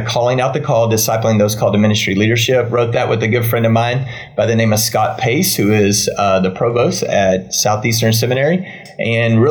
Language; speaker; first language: English; native; English